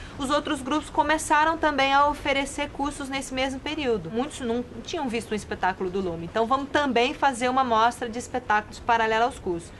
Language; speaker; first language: Portuguese; native; Portuguese